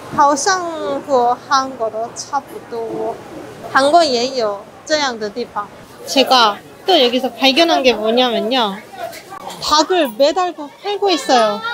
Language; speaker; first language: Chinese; non-native, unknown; Korean